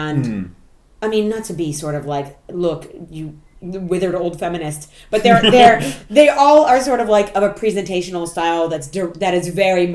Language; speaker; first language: English; native; English